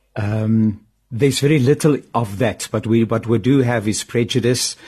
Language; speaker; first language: English; non-native, local second language; Afrikaans